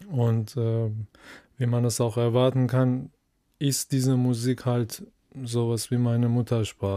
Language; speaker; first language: German; non-native, fluent; Persian